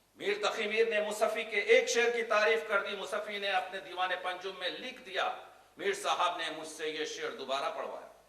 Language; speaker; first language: Urdu; native; Urdu